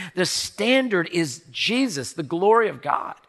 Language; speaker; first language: English; native; English